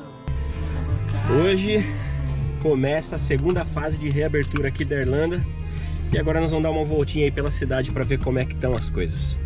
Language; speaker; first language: Portuguese; native; Portuguese